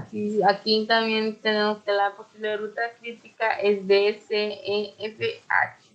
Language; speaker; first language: Spanish; native; Spanish